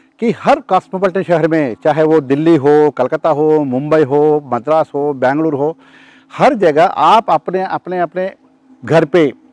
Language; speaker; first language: Hindi; non-native, local second language; Telugu